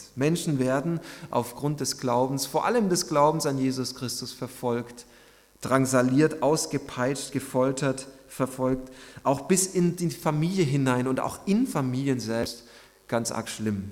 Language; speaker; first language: German; native; German